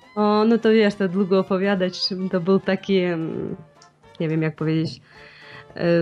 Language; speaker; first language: Polish; non-native, learner; Ukrainian